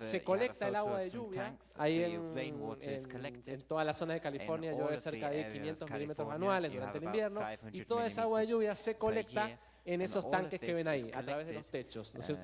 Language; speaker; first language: Spanish; native; Spanish